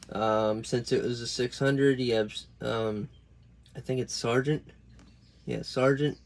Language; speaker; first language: English; native; English